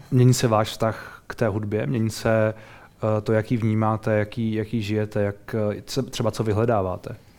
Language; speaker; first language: Czech; native; Czech